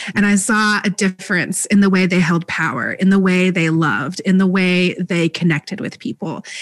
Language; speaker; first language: English; native; English